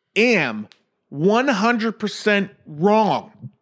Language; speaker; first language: English; native; English